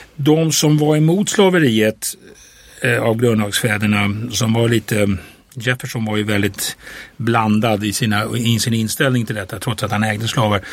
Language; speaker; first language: Swedish; native; Swedish